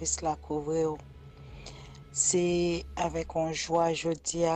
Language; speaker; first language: French; native; French